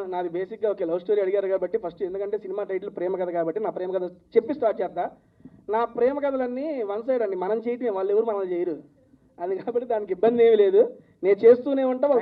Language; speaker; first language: Telugu; native; Telugu